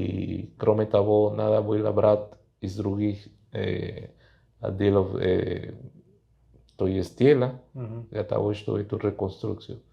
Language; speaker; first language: Russian; non-native, fluent; Spanish